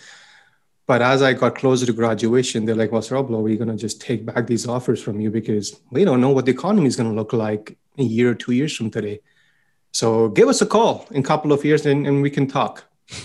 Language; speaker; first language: English; non-native, local second language; Punjabi